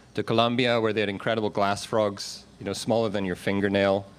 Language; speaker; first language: English; native; English